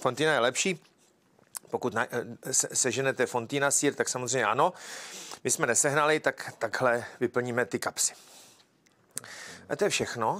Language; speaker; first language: Czech; native; Czech